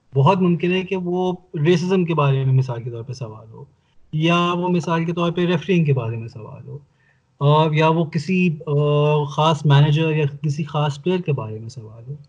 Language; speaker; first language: Urdu; native; Urdu